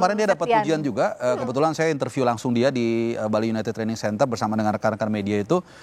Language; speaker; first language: Indonesian; native; Indonesian